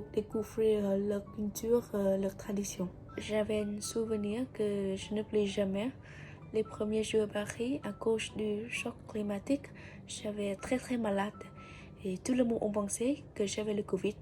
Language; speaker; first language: French; non-native, fluent; Vietnamese